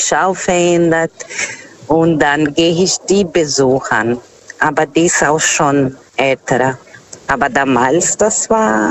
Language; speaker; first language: German; non-native, fluent; Portuguese